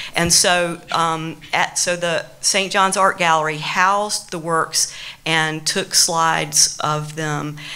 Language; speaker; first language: English; native; English